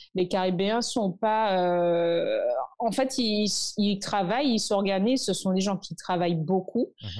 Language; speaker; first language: French; native; French